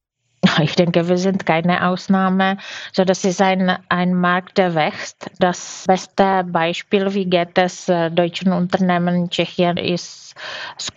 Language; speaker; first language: German; non-native, fluent; Czech